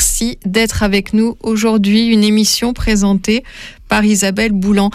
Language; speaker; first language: French; native; French